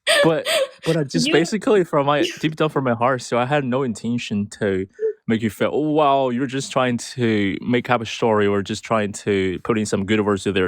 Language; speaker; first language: English; non-native, fluent; Chinese